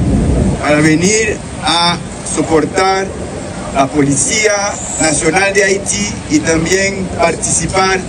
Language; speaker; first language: Spanish; non-native, learner; Haitian Creole